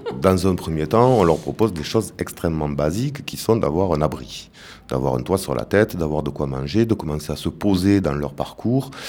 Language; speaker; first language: French; native; French